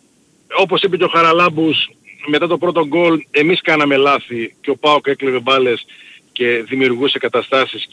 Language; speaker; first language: Greek; native; Greek